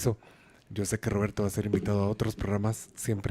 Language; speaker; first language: Spanish; native; Spanish